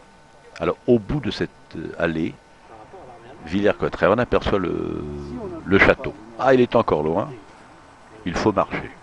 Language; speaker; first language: French; native; French